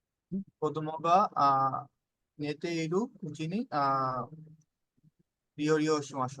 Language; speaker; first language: Japanese; non-native, learner; Bangla